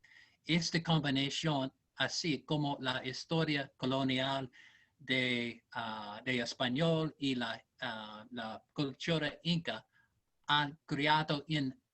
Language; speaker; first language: Spanish; non-native, learner; English